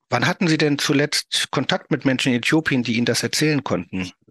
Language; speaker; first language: German; native; German